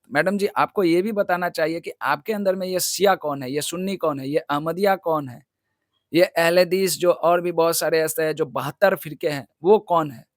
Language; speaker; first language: Hindi; non-native, local second language; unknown